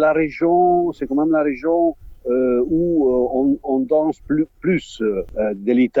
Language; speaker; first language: French; non-native, fluent; Italian